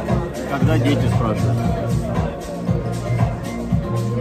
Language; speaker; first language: Russian; native; Russian